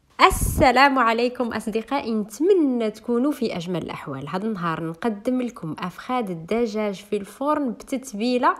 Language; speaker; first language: French; non-native, local second language; Arabic